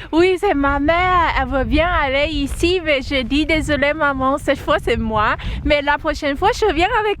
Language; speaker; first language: French; non-native, learner; Thai